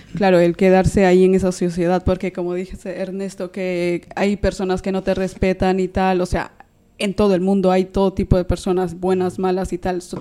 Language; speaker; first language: Spanish; native; Spanish